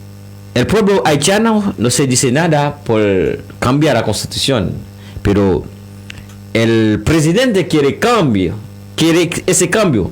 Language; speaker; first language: Spanish; non-native, learner; Haitian Creole